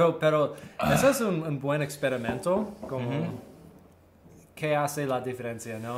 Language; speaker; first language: Spanish; early bilingual, heritage; Spanish